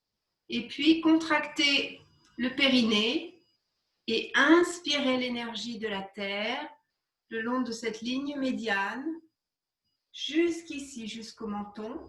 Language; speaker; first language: French; native; French